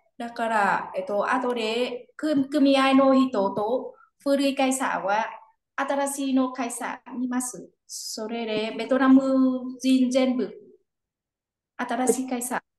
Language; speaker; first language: Japanese; non-native, learner; Vietnamese